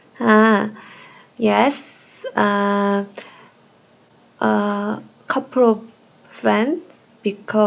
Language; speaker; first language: English; non-native, learner; Korean